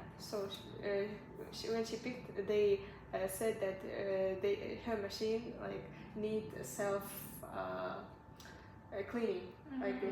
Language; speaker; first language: English; non-native, learner; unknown